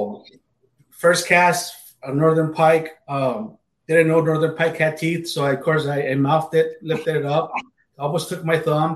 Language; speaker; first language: English; native; English